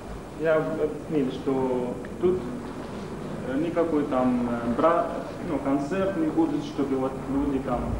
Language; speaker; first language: Russian; non-native, learner; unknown